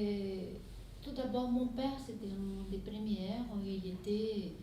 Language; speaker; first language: French; non-native, fluent; Portuguese